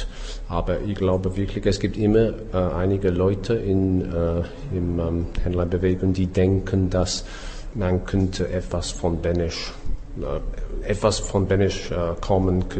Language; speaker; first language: German; non-native, learner; English